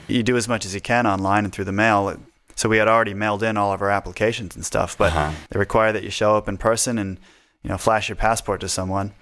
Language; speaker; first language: English; native; English